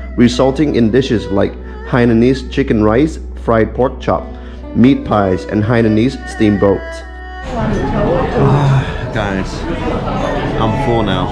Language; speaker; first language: English; non-native, fluent; Thai